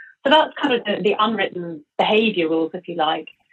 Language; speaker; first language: English; native; English